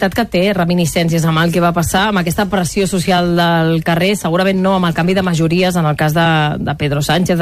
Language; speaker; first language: Catalan; native; Catalan